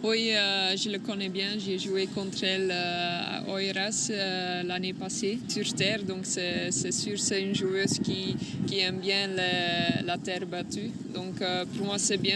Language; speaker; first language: French; non-native, local second language; Dutch